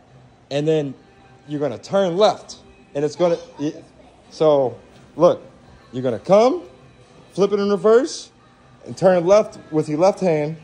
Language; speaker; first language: English; native; English